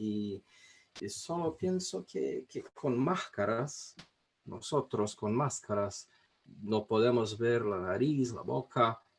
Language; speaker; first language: Spanish; non-native, fluent; Portuguese